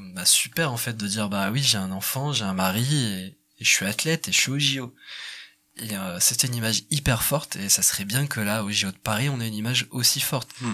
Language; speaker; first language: French; native; French